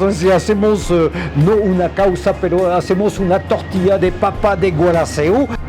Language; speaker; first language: Spanish; non-native, fluent; French